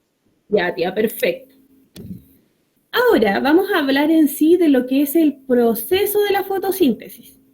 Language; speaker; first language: Spanish; native; Spanish